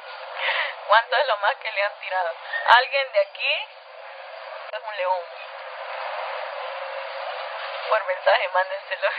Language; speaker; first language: Spanish; native; Spanish